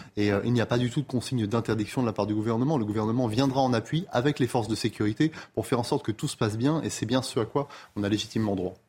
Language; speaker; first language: French; native; French